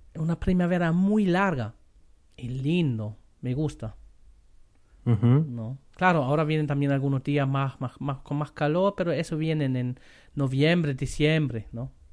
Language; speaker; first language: Spanish; non-native, fluent; German